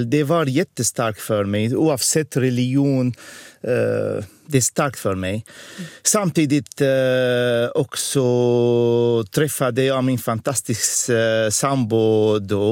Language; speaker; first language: Swedish; non-native, fluent; Arabic